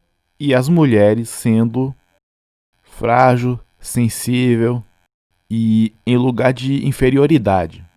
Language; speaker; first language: Portuguese; non-native, fluent; English